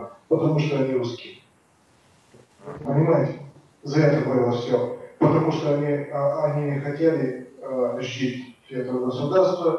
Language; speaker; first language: Russian; non-native, learner; Bulgarian